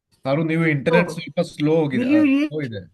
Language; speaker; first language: Kannada; non-native, learner; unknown